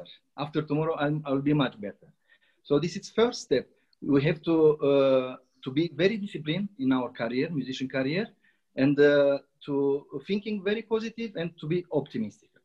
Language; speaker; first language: English; non-native, learner; Romanian